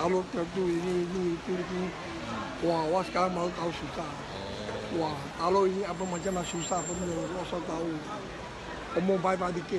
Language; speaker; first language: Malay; non-native, local second language; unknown